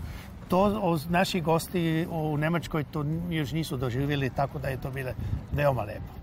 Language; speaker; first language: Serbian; non-native, local second language; Hungarian